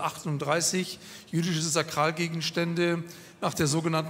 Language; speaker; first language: German; native; German